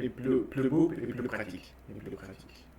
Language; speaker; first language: French; non-native, learner; Russian